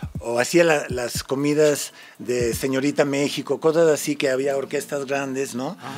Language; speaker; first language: Spanish; native; Spanish